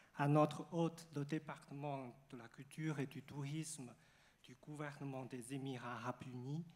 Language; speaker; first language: French; non-native, fluent; Chinese